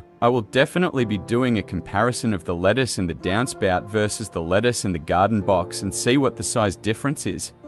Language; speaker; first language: English; native; English